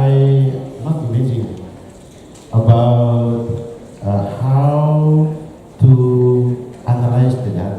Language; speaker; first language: English; non-native, learner; Indonesian